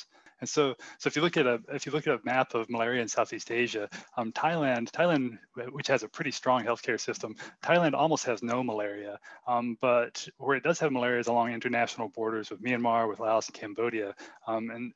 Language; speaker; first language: English; native; English